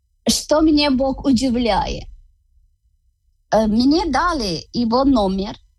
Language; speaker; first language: Ukrainian; non-native, learner; Malayalam